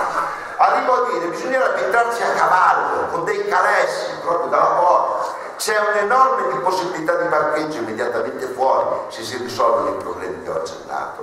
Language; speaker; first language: Italian; native; Italian